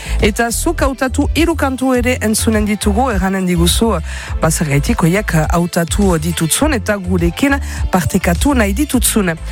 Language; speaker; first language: Basque; native; Basque